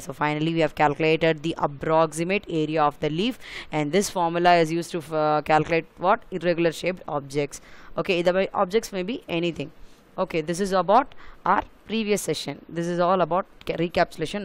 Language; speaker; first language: English; non-native, local second language; Tamil